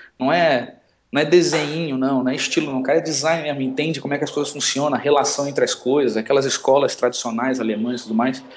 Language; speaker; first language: Portuguese; native; Portuguese